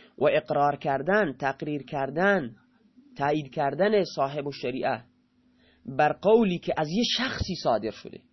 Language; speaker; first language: Persian; non-native, local second language; Baluchi